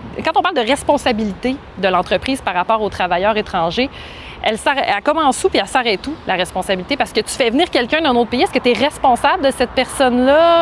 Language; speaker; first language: French; native; French